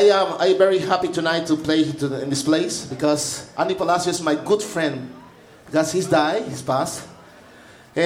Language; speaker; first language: English; non-native, learner; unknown